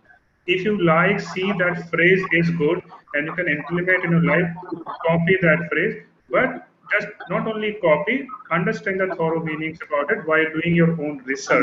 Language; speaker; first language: English; non-native, local second language; Hindi